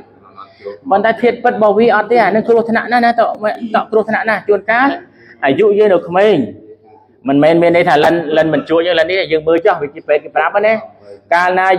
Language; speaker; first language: Khmer; native; Khmer